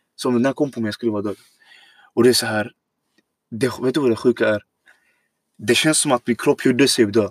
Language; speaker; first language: Swedish; non-native, fluent; Arabic